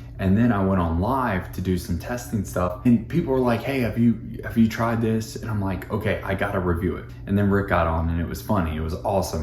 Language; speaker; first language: English; native; English